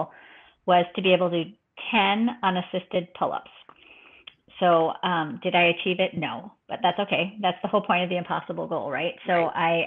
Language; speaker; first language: English; native; English